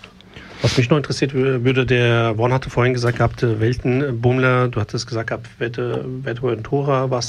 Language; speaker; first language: German; native; German